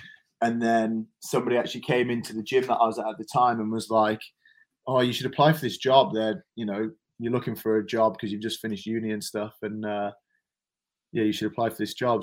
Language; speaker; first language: English; native; English